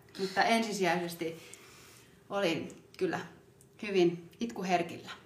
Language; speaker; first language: Finnish; early bilingual, other home language; Amharic